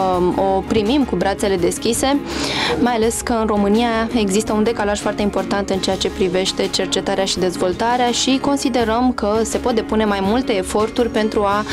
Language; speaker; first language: Romanian; native; Romanian